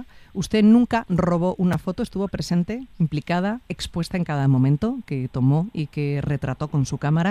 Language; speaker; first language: Spanish; native; Spanish